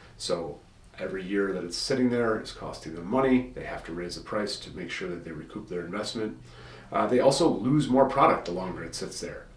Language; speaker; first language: English; native; English